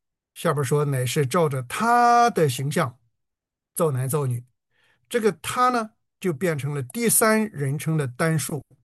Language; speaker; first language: Chinese; native; Chinese